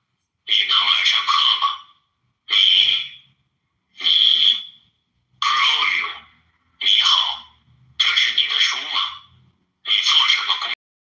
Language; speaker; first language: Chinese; non-native, learner; English